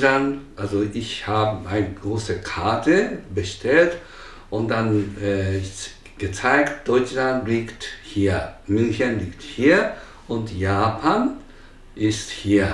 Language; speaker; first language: German; non-native, fluent; Japanese